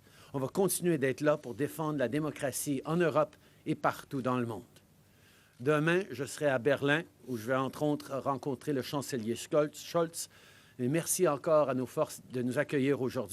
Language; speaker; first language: French; native; French